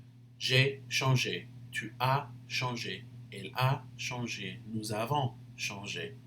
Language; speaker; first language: French; non-native, fluent; English